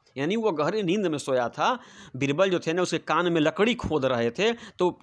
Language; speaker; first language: Hindi; non-native, local second language; Bhojpuri